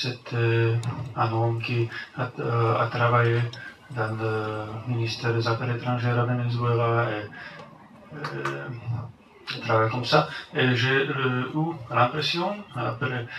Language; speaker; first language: French; non-native, learner; Slovak